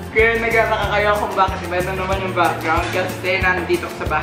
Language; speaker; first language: Filipino; native; Filipino